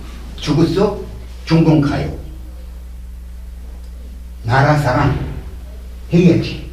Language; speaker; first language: Korean; non-native, learner; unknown